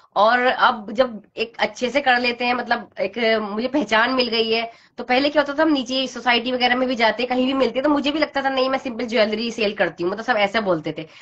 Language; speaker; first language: Hindi; native; Hindi